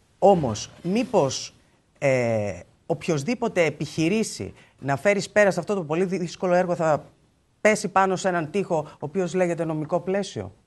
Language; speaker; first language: Greek; native; Greek